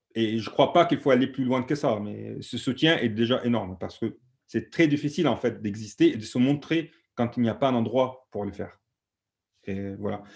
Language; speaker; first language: French; non-native, fluent; Arabic